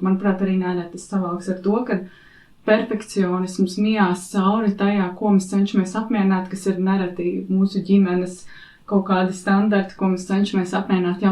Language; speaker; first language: Latvian; native; Latvian